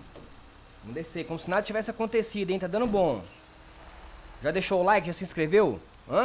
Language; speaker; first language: Portuguese; native; Portuguese